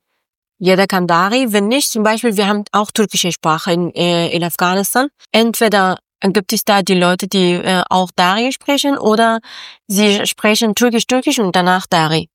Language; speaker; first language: German; non-native, learner; Persian